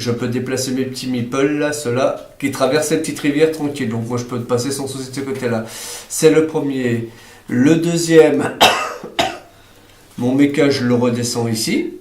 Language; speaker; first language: French; native; French